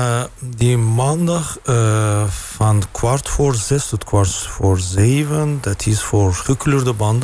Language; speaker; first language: Dutch; non-native, fluent; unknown